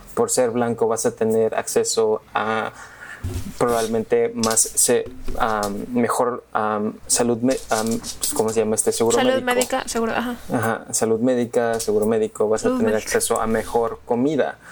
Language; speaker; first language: Spanish; early bilingual, heritage; Spanish